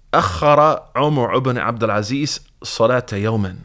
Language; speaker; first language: Arabic; non-native, fluent; English